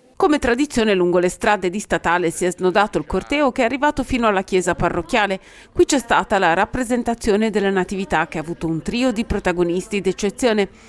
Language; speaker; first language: Italian; native; Italian